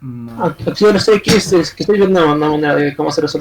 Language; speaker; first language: Spanish; native; Spanish